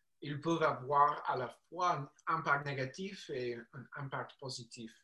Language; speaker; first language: French; non-native, learner; English